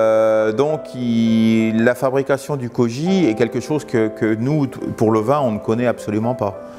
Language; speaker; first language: French; non-native, fluent; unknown